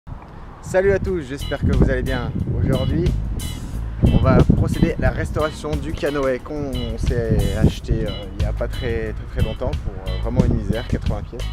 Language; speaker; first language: French; native; French